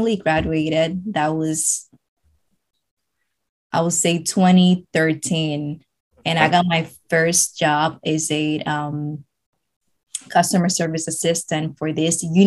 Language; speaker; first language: English; non-native, fluent; Spanish